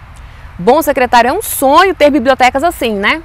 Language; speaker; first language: Portuguese; native; Portuguese